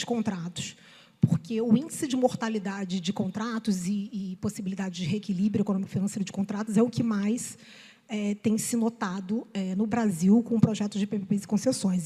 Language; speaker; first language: Portuguese; native; Portuguese